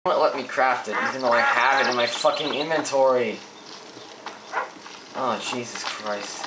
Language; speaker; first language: English; native; English